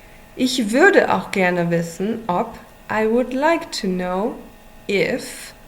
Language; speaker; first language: German; non-native, fluent; English